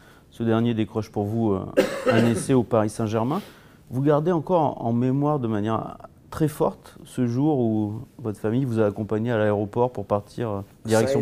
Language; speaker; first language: French; native; French